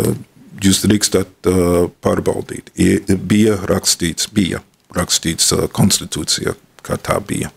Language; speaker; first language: Latvian; non-native, fluent; English